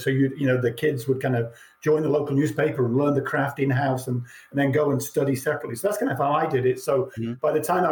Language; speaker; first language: English; native; English